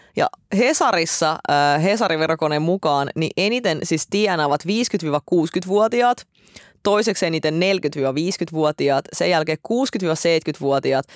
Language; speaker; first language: Finnish; early bilingual, other home language; Russian